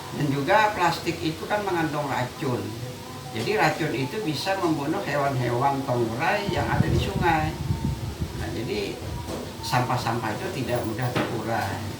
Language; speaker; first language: Indonesian; native; Indonesian